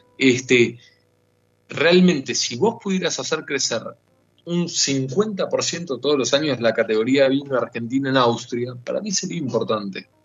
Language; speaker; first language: Spanish; native; Spanish